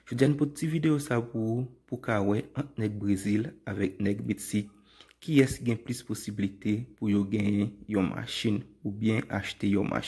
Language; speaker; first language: French; non-native, local second language; Haitian Creole